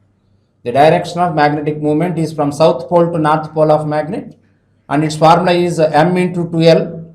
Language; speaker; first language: English; non-native, local second language; Telugu